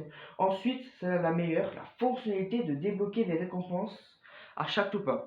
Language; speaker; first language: French; native; French